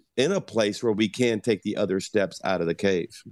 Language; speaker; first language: English; native; English